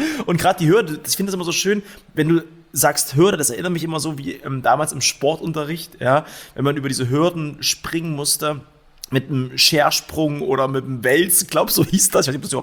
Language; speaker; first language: German; native; German